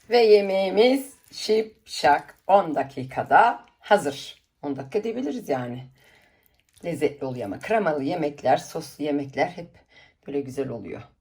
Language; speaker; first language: Turkish; early bilingual, heritage; Turkish